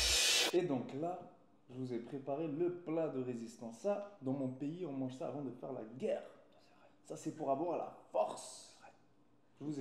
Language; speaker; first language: French; native; French